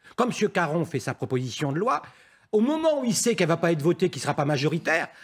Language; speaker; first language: French; native; French